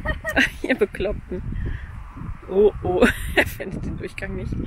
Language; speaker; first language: German; native; German